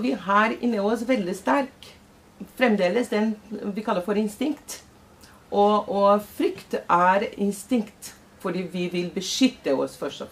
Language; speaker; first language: Norwegian; non-native, fluent; Portuguese